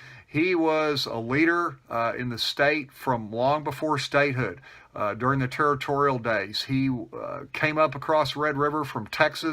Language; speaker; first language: English; native; English